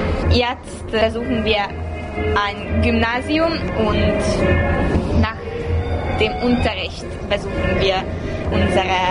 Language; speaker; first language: German; non-native, learner; Hungarian